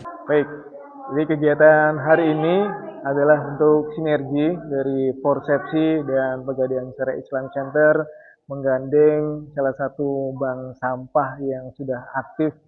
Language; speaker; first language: Indonesian; native; Indonesian